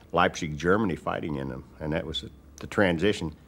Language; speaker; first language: English; native; English